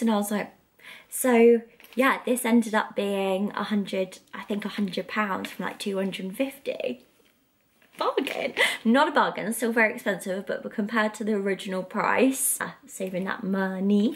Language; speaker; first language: English; native; English